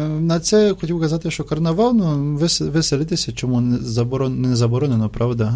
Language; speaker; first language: Ukrainian; non-native, fluent; Portuguese